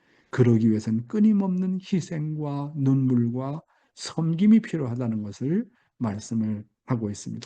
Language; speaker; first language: Korean; native; Korean